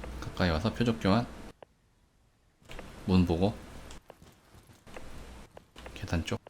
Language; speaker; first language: Korean; native; Korean